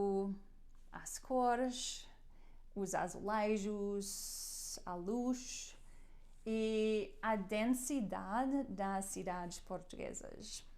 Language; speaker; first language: Portuguese; non-native, learner; German